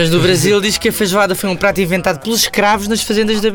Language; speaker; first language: Portuguese; native; Portuguese